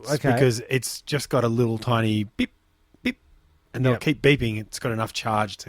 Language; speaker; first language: English; native; English